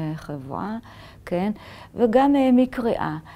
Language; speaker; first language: Hebrew; native; Hebrew